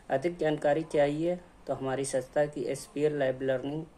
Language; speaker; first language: Hindi; native; Hindi